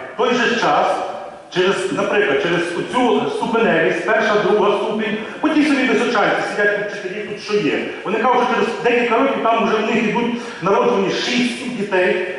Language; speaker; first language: Ukrainian; native; Ukrainian